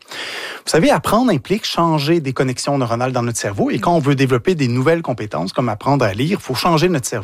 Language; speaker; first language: French; native; French